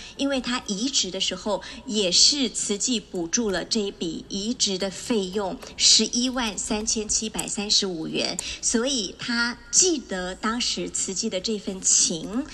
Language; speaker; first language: Chinese; native; Chinese